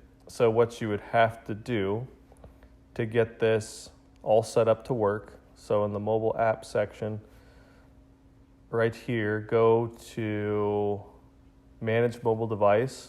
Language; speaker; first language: English; native; English